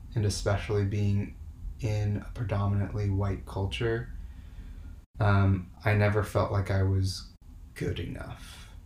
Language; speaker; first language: English; native; English